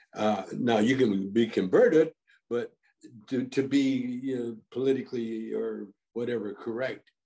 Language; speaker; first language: English; native; English